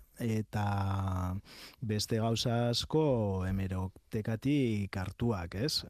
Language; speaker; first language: Basque; non-native, local second language; Spanish